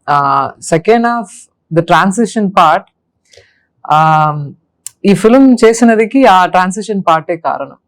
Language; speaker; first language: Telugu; non-native, local second language; Tamil